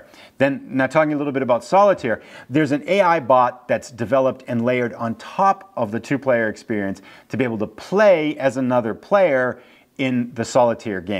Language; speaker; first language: English; native; English